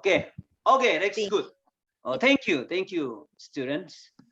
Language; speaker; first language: English; non-native, fluent; Indonesian